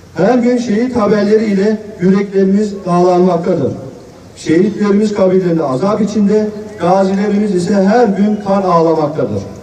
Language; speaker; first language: Turkish; native; Turkish